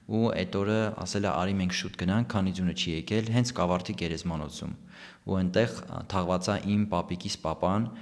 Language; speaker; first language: Armenian; early bilingual, heritage; Armenian